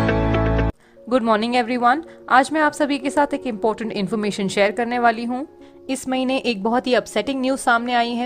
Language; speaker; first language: Hindi; native; Hindi